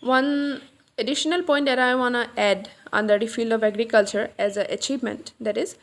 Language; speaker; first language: English; non-native, local second language; Assamese